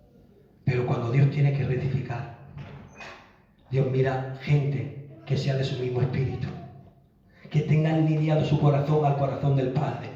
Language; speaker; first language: Spanish; native; Spanish